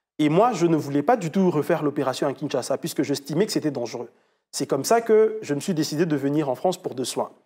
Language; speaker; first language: French; non-native, local second language; Lingala